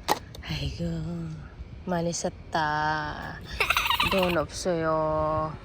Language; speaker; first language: Korean; non-native, local second language; Filipino